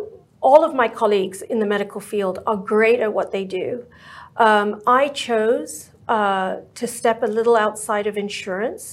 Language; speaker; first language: English; native; English